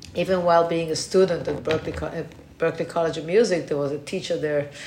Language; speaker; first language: English; non-native, fluent; Hebrew